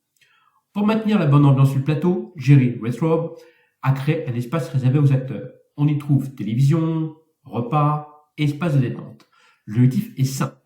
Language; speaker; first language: French; native; French